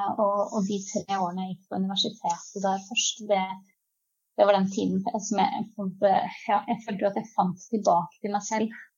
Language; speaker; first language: Norwegian; early bilingual, other home language; Czech